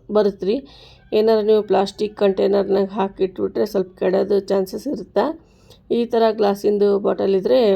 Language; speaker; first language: Kannada; native; Kannada